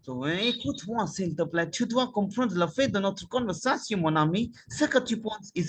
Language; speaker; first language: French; non-native, learner; Hindi